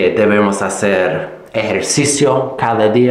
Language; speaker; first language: Spanish; non-native, fluent; English